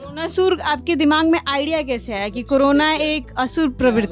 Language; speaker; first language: Hindi; native; Hindi